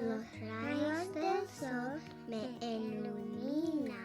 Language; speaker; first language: Spanish; non-native, learner; English